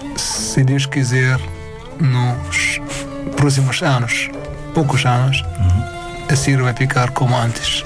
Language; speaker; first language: Portuguese; non-native, learner; Arabic